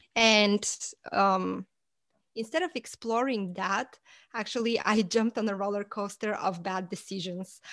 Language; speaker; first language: English; non-native, fluent; Portuguese